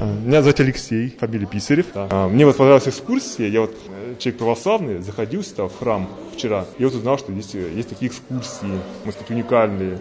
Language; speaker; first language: Russian; native; Russian